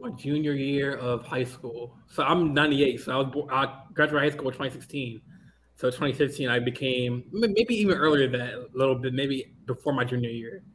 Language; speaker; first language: English; native; English